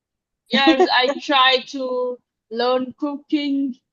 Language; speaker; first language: English; non-native, learner; Vietnamese